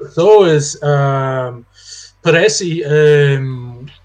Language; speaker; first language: Portuguese; non-native, learner; English